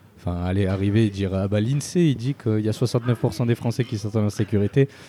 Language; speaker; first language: French; native; French